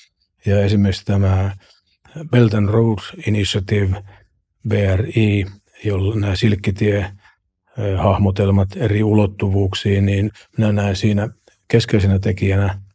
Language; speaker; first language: Finnish; native; Finnish